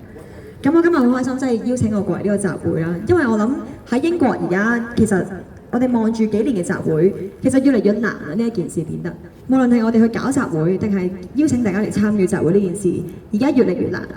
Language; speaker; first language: Cantonese; native; Cantonese